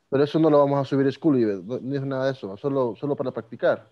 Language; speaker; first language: Spanish; native; Spanish